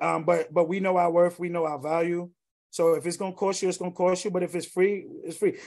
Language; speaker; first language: English; native; English